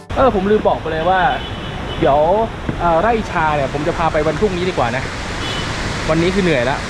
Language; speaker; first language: Thai; native; Thai